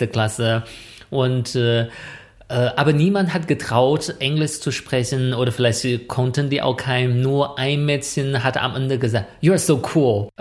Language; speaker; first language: German; non-native, fluent; Chinese